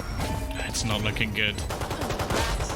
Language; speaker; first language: English; native; English